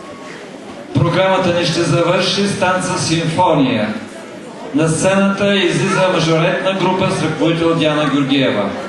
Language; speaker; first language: Bulgarian; native; Bulgarian